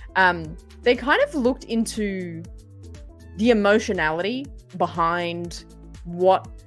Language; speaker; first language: English; native; English